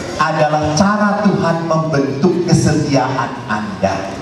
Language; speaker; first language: Indonesian; non-native, local second language; Javanese